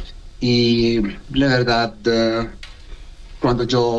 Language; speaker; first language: Spanish; non-native, learner; Arabic